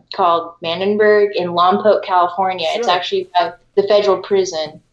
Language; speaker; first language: English; early bilingual, other home language; Filipino